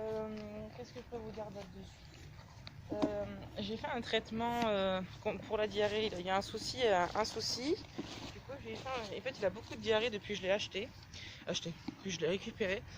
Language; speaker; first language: French; native; French